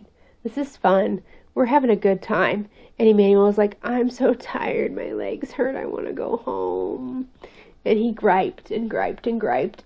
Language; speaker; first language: English; native; English